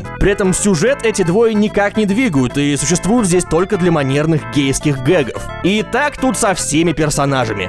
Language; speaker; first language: Russian; native; Russian